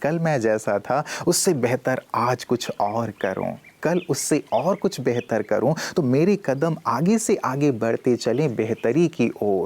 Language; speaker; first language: Hindi; native; Hindi